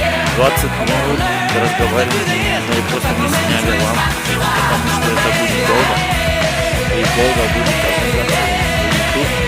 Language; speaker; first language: Russian; non-native, local second language; Kazakh